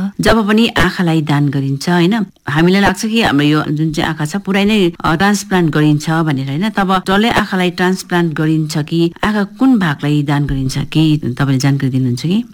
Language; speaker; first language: Nepali; native; Nepali